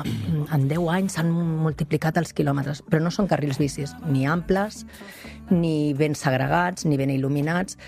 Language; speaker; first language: Catalan; native; Catalan